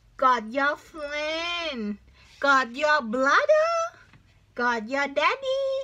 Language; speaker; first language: English; non-native, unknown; Thai